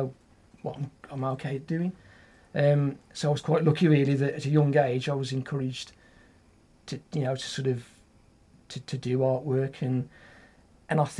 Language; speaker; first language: English; native; English